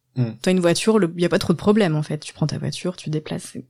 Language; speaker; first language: French; native; French